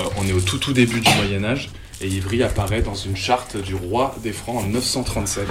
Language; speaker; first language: French; native; French